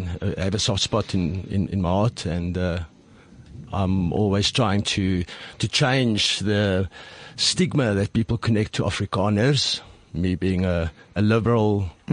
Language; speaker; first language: English; non-native, local second language; Afrikaans